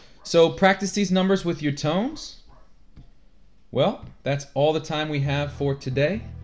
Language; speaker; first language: English; native; English